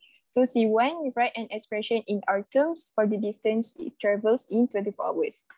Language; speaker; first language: English; non-native, local second language; Malay